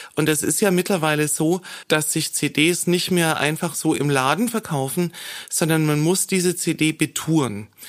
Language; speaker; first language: German; native; German